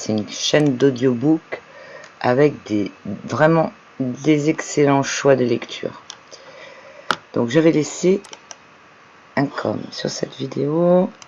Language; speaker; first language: French; native; French